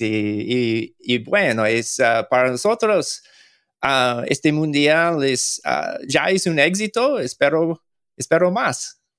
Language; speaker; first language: Spanish; non-native, learner; English